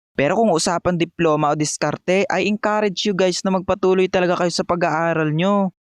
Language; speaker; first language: Filipino; non-native, local second language; Bikol